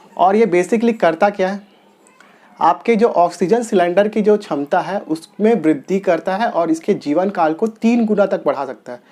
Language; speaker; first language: Hindi; non-native, local second language; Telugu